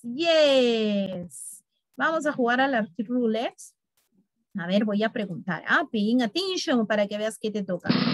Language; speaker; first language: Spanish; native; Spanish